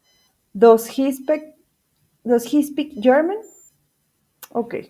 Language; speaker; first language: English; non-native, fluent; Spanish